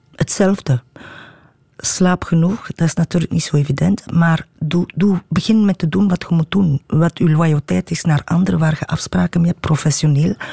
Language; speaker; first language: Dutch; native; Dutch